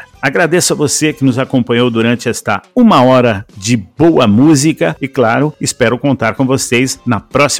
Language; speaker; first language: Portuguese; native; Portuguese